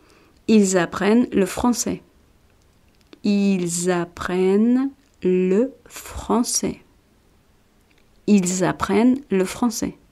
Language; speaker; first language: French; non-native, fluent; Spanish